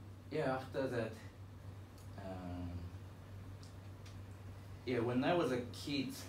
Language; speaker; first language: English; non-native, learner; Japanese